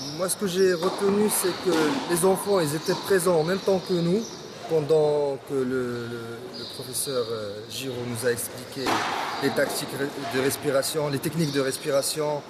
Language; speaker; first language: French; non-native, local second language; Arabic